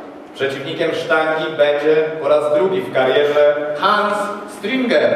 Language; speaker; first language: Polish; native; Polish